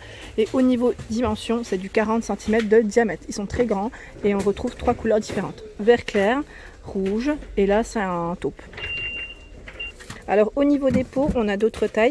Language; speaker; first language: French; native; French